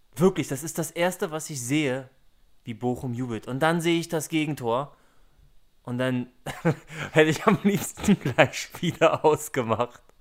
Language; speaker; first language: German; native; German